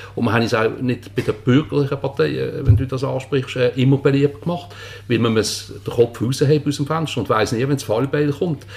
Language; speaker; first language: German; native; German